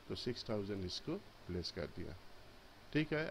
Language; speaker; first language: Hindi; non-native, local second language; Bangla